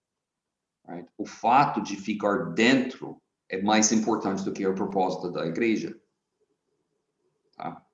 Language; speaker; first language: Portuguese; non-native, fluent; English